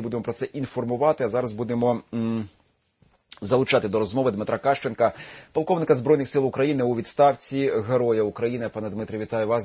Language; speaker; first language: Ukrainian; native; Ukrainian